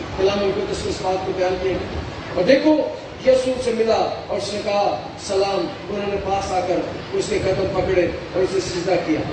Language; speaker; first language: Urdu; non-native, local second language; Punjabi